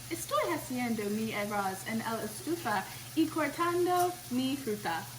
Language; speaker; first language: Spanish; non-native, learner; English